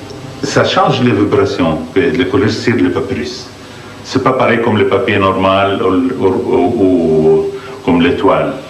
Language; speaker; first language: French; non-native, fluent; Arabic